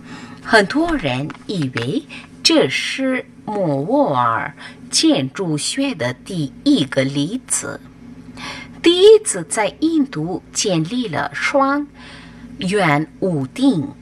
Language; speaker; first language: Chinese; non-native, fluent; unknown